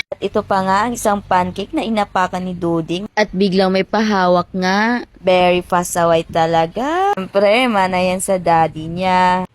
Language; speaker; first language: Filipino; native; Filipino